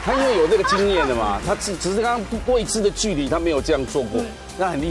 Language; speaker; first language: Chinese; native; Chinese